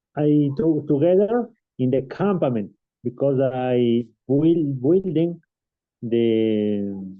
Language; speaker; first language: English; non-native, learner; Spanish